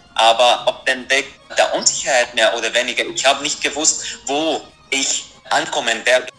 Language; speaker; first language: German; non-native, fluent; Arabic